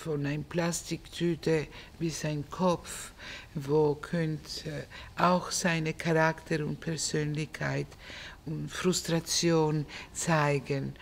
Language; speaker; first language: German; non-native, fluent; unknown